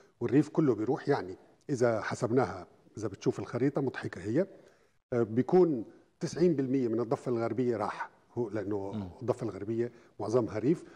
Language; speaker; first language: Arabic; native; Arabic